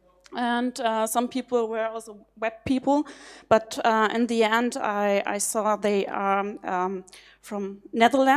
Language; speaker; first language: English; non-native, fluent; German